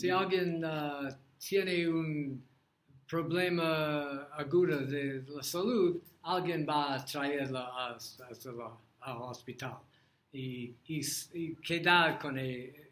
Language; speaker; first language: Portuguese; non-native, learner; English